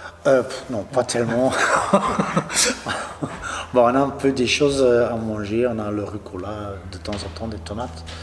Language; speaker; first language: French; non-native, local second language; Dutch